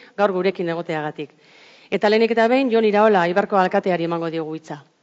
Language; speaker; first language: Basque; native; Basque